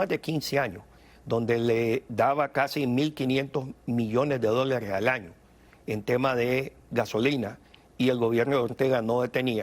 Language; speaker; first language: Spanish; native; Spanish